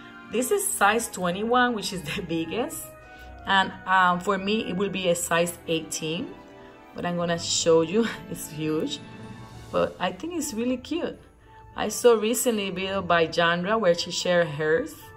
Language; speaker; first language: English; non-native, local second language; Spanish